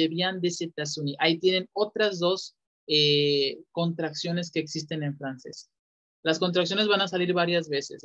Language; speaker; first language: Spanish; native; Spanish